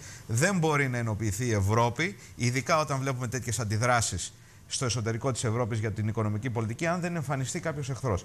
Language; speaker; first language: Greek; native; Greek